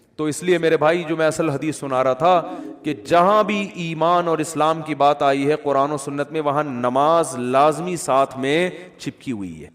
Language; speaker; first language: Urdu; native; Urdu